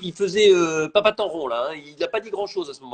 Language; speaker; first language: French; native; French